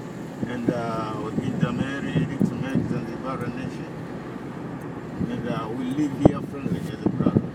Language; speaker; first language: English; non-native, local second language; Swahili